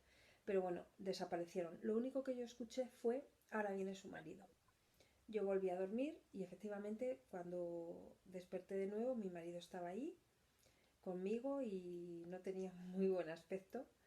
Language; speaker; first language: Spanish; native; Spanish